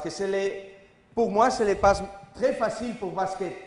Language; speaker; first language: French; non-native, learner; Spanish